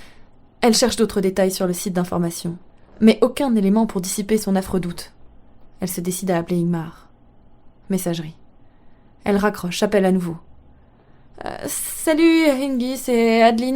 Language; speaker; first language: French; native; French